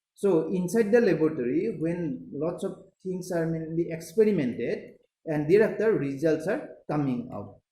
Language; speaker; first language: English; non-native, local second language; Assamese